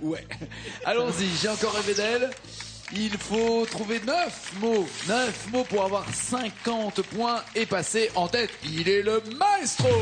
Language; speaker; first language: French; native; French